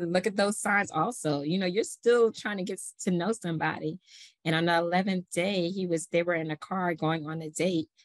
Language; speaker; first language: English; native; English